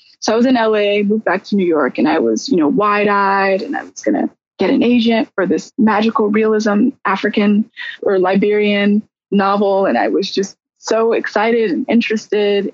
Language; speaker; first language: English; native; English